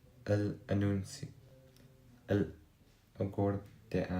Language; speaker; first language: Spanish; non-native, learner; English